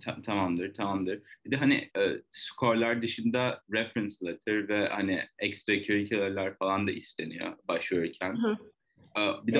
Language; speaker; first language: Turkish; native; Turkish